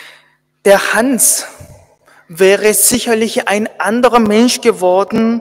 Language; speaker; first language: German; non-native, fluent; Korean